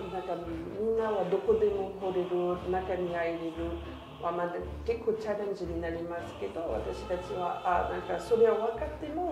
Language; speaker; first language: Japanese; non-native, learner; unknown